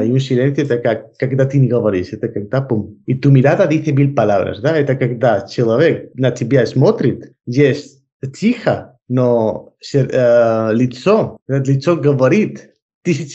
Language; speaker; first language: Russian; non-native, learner; Spanish